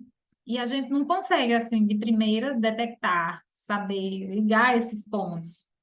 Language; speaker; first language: Portuguese; native; Portuguese